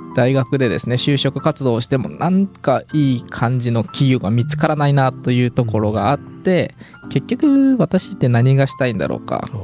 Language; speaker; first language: Japanese; native; Japanese